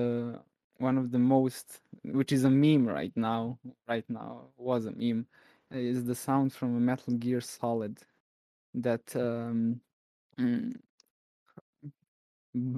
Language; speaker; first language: English; non-native, fluent; Serbian